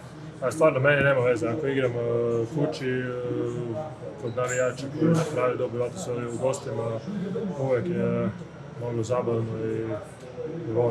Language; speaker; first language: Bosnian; non-native, fluent; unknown